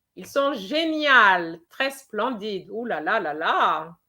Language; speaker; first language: French; non-native, fluent; English